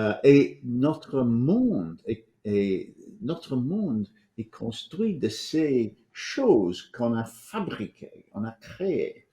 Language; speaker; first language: French; non-native, fluent; English